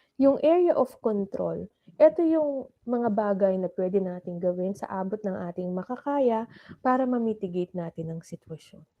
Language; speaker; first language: Filipino; non-native, local second language; Pampanga